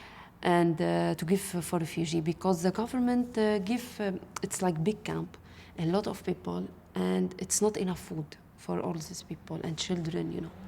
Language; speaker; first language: English; non-native, learner; Arabic